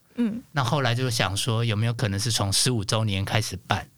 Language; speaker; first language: Chinese; non-native, local second language; Hakka Chinese